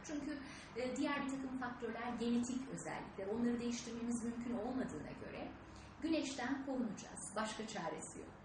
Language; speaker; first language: Turkish; native; Turkish